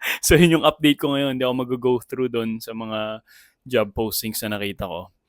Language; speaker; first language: Filipino; native; Filipino